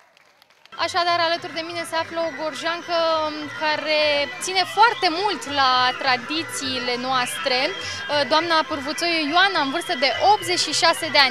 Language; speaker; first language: Romanian; native; Romanian